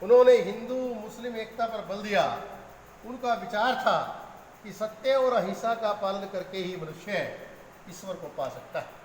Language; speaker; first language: Hindi; native; Hindi